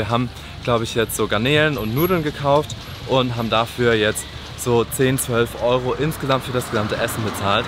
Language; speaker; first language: German; native; German